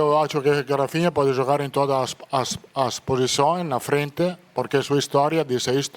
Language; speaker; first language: Portuguese; non-native, learner; Italian